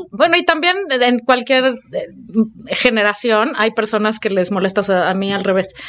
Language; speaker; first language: Spanish; native; Spanish